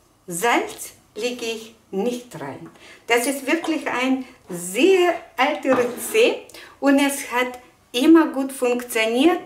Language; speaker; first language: German; non-native, fluent; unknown